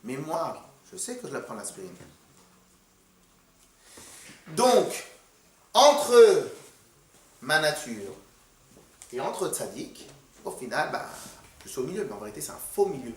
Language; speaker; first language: French; native; French